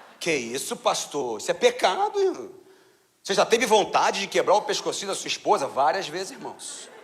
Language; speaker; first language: Portuguese; native; Portuguese